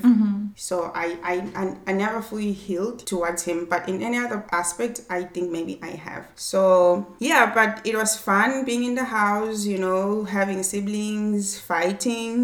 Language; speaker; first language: English; non-native, local second language; Swati